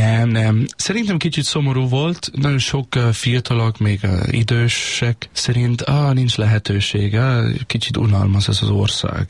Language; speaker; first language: Hungarian; non-native, learner; Danish